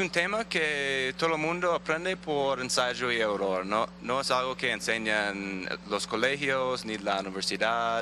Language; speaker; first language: Spanish; non-native, fluent; English